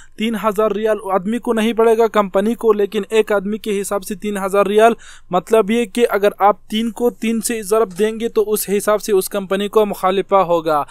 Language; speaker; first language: Urdu; non-native, local second language; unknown